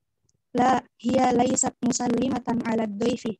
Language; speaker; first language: Arabic; non-native, learner; Indonesian